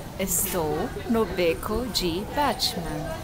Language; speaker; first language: Portuguese; non-native, fluent; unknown